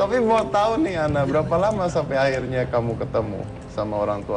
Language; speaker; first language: Indonesian; native; Indonesian